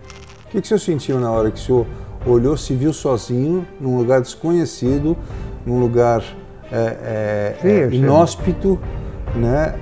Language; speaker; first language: Portuguese; native; Portuguese